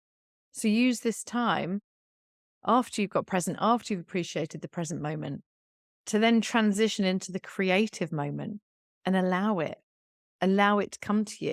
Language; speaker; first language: English; native; English